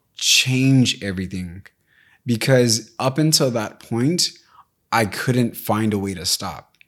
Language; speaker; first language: English; native; English